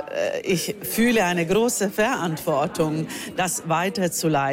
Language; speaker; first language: German; non-native, fluent; Finnish